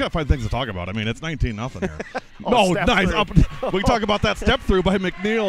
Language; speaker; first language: English; native; English